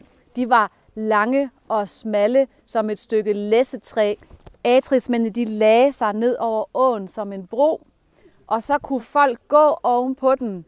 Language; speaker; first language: Danish; native; Danish